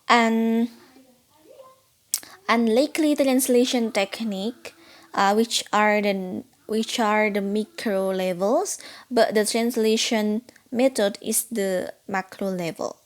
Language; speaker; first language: English; non-native, learner; Indonesian